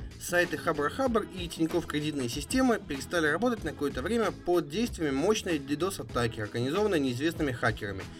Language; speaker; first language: Russian; native; Russian